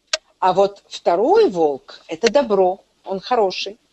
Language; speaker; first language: Russian; native; Russian